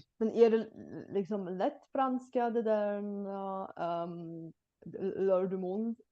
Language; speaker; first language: Swedish; non-native, fluent; Bulgarian